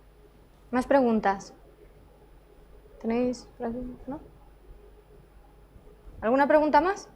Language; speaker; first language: Spanish; native; Spanish